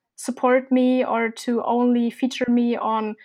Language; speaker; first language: English; non-native, fluent; German